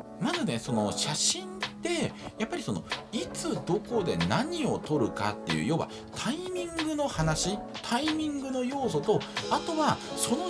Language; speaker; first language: Japanese; native; Japanese